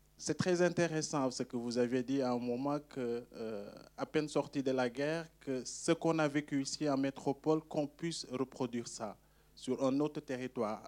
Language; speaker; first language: French; non-native, local second language; Wolof